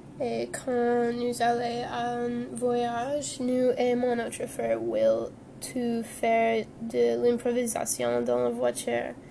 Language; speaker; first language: French; non-native, learner; English